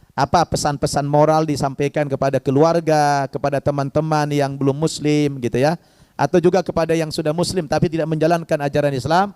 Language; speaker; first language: Indonesian; native; Indonesian